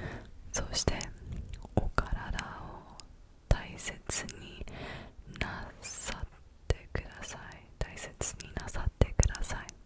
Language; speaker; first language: Japanese; non-native, learner; English